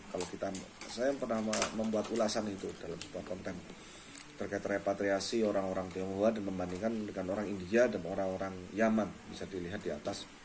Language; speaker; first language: Indonesian; native; Indonesian